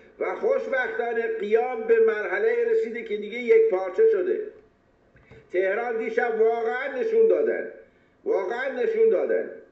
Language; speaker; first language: Persian; native; Persian